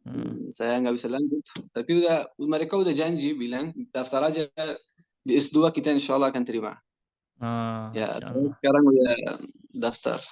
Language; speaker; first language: Indonesian; non-native, learner; Persian